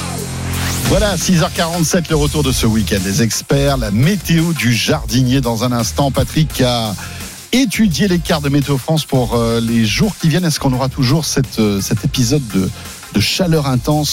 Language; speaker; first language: French; native; French